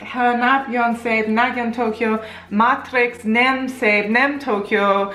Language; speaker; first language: Hungarian; non-native, learner; English